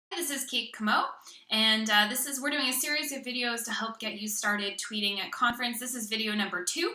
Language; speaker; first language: English; native; English